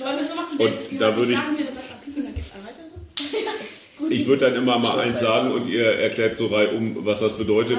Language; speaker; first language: German; native; German